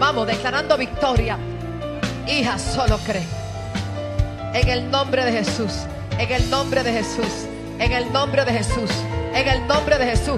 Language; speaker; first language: Spanish; native; Spanish